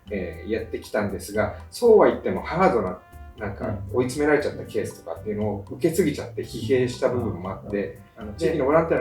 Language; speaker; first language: Japanese; native; Japanese